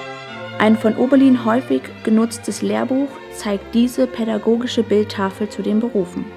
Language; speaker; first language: German; native; German